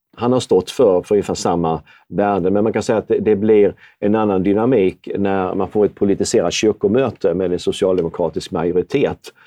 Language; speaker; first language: Swedish; native; Swedish